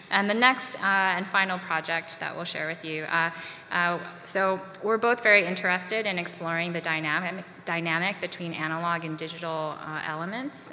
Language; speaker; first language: English; native; English